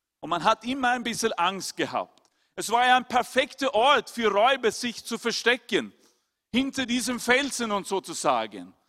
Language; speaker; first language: German; non-native, fluent; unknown